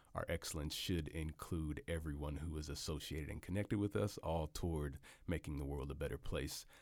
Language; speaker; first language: English; native; English